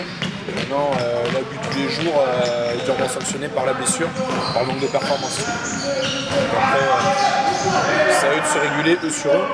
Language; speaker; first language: French; native; French